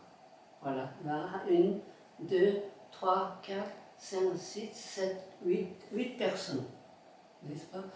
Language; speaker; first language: French; non-native, fluent; Korean